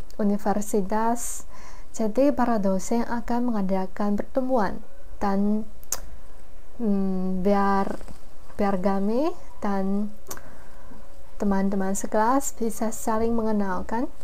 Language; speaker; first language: Indonesian; non-native, fluent; Chinese